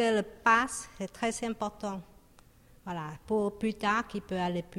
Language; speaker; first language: French; non-native, learner; Chinese